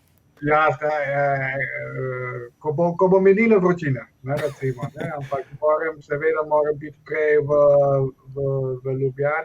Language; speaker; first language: Slovenian; non-native, fluent; Spanish